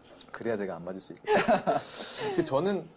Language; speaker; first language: Korean; native; Korean